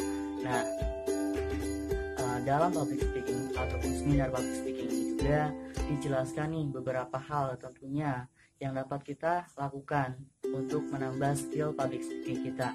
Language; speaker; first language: Indonesian; native; Indonesian